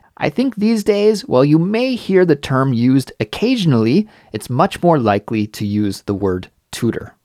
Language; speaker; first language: English; native; English